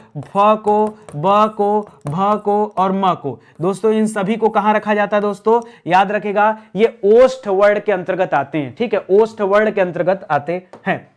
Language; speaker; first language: Hindi; native; Hindi